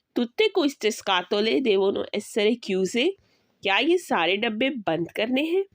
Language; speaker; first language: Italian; non-native, learner; Urdu